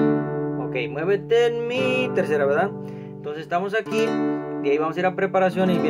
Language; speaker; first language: Spanish; native; Spanish